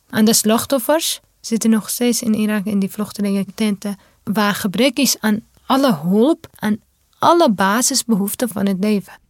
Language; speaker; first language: Dutch; non-native, fluent; Kurdish